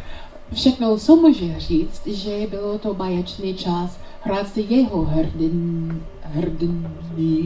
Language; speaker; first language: Czech; non-native, learner; English